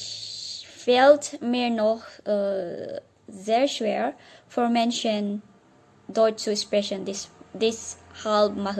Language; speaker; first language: German; non-native, learner; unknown